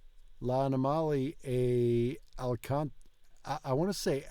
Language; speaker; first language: Italian; non-native, learner; English